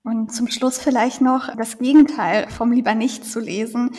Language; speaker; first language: German; native; German